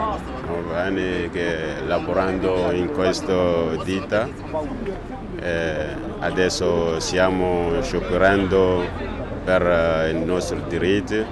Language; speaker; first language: Italian; non-native, learner; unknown